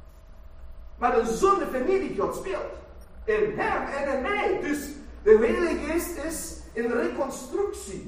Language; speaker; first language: Dutch; non-native, fluent; German